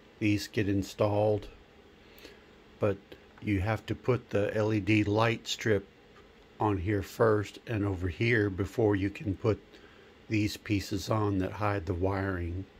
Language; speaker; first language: English; native; English